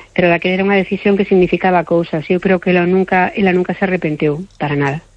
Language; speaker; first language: Galician; non-native, local second language; Spanish